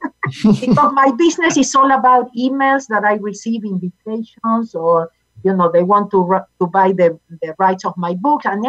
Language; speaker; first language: English; non-native, fluent; Spanish